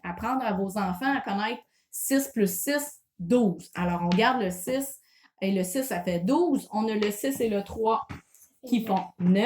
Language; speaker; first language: French; native; French